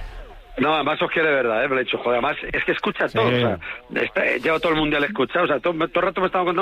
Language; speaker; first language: Spanish; native; Spanish